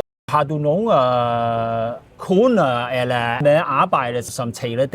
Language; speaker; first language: Danish; non-native, learner; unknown